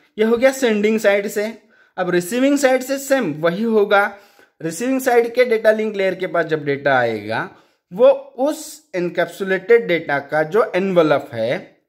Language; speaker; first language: Hindi; non-native, local second language; Marathi